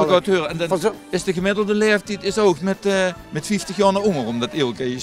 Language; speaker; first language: Dutch; native; Dutch